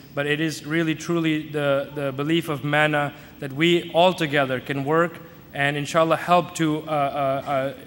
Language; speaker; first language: English; native; English